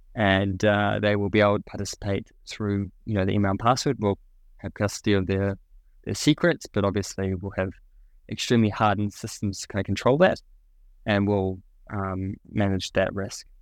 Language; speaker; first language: English; native; English